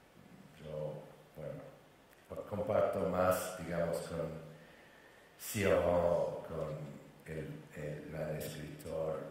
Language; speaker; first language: Spanish; non-native, fluent; English